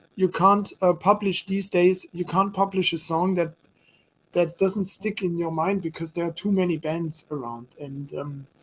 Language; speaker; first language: English; non-native, fluent; German